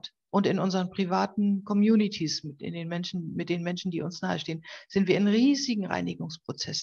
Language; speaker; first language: German; native; German